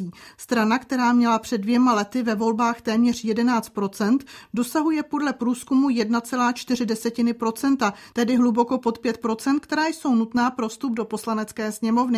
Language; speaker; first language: Czech; native; Czech